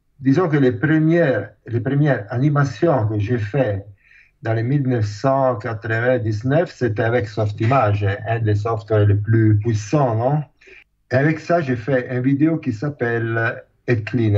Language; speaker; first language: French; non-native, fluent; Italian